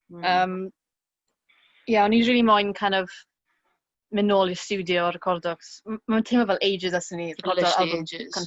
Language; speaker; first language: Welsh; native; Welsh